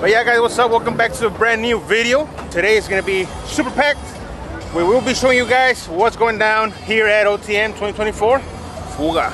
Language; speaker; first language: English; early bilingual, other home language; Spanish